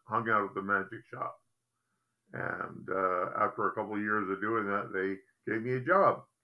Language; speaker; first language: English; native; English